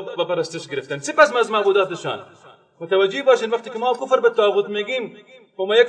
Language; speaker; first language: Persian; native; Persian